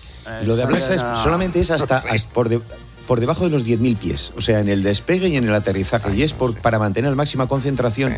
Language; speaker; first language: Spanish; native; Spanish